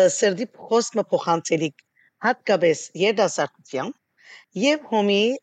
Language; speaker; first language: Armenian; early bilingual, heritage; Armenian